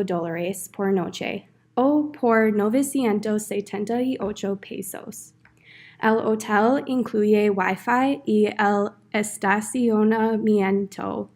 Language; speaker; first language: Spanish; non-native, learner; English